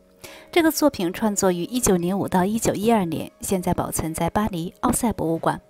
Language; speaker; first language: Chinese; native; Chinese